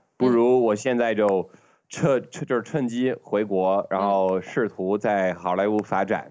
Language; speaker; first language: Chinese; non-native, fluent; English